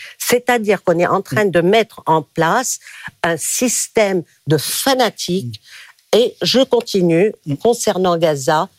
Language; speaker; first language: French; non-native, local second language; Arabic